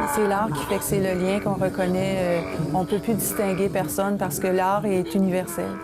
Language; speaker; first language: French; native; French